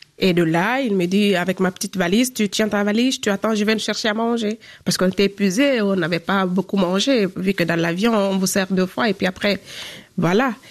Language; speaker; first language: French; non-native, local second language; Fula